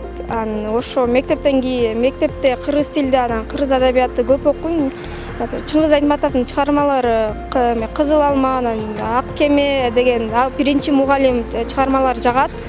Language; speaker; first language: Kyrgyz; non-native, local second language; Russian